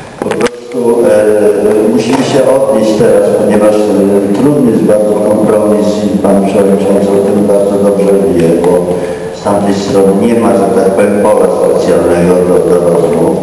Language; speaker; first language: Polish; native; Polish